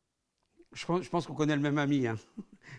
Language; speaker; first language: French; native; French